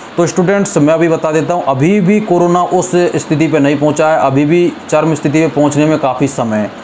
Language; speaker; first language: Hindi; native; Hindi